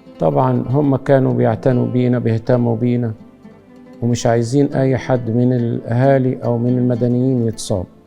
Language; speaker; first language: Egyptian Arabic; native; Egyptian Arabic